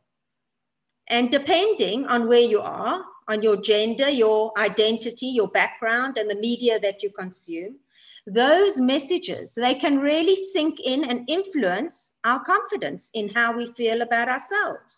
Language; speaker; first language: English; non-native, fluent; Polish